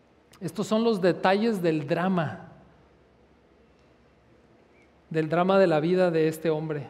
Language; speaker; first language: Spanish; native; Spanish